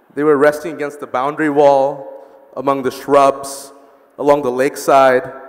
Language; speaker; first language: English; early bilingual, other home language; Bangla